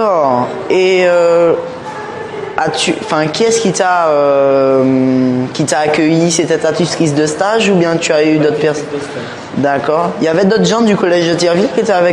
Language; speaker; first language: French; native; French